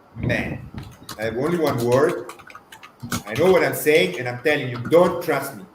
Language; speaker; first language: English; non-native, fluent; Italian